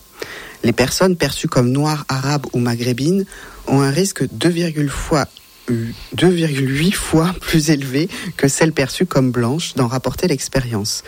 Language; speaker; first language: French; native; French